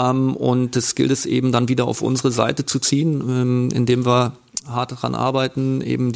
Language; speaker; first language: German; native; German